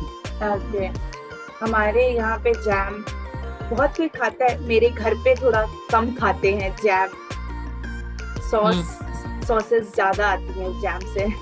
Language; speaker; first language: Hindi; native; Hindi